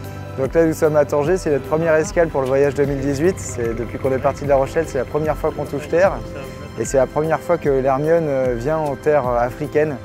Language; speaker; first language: French; native; French